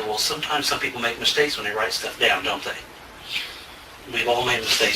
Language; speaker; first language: English; native; English